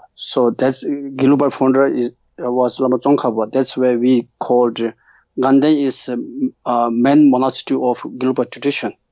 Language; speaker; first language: English; non-native, learner; Tibetan